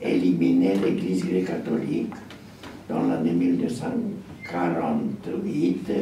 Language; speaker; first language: French; non-native, learner; Romanian